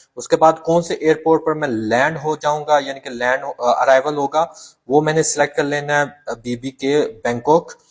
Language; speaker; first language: Urdu; non-native, local second language; Punjabi